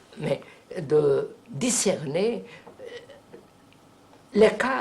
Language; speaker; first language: French; non-native, fluent; Telugu